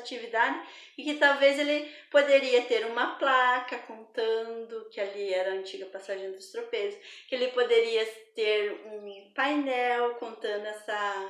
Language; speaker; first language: Portuguese; native; Portuguese